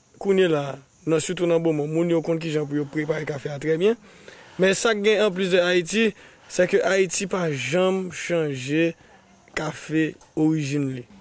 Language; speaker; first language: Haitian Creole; native; Haitian Creole